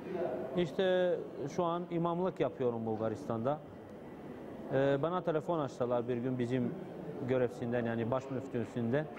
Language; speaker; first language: Turkish; non-native, fluent; Bulgarian